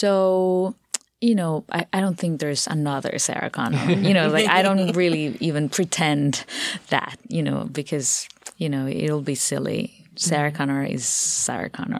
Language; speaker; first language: English; non-native, fluent; Spanish